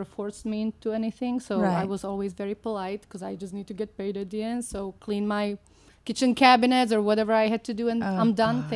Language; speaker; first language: English; non-native, fluent; Slovak